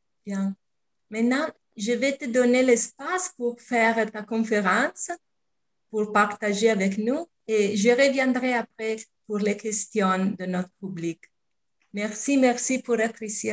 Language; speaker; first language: French; non-native, fluent; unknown